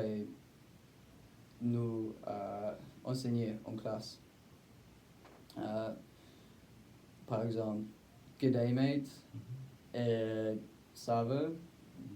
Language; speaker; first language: French; non-native, learner; English